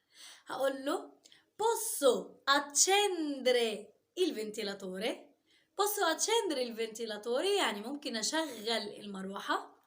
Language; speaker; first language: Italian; non-native, fluent; Arabic